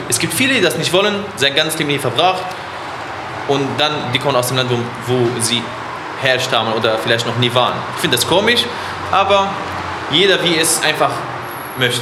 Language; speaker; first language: German; non-native, fluent; Arabic